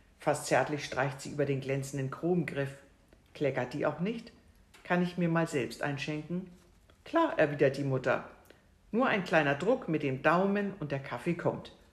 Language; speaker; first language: German; native; German